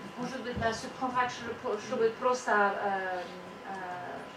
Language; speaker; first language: Russian; non-native, fluent; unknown